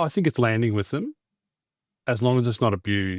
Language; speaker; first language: English; native; English